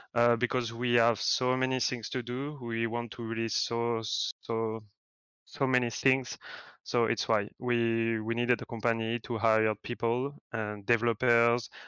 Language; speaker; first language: English; non-native, fluent; French